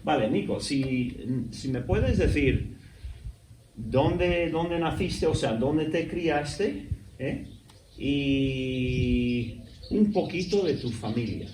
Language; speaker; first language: Spanish; non-native, fluent; English